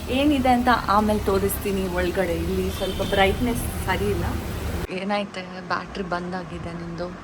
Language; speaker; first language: Kannada; non-native, local second language; Tulu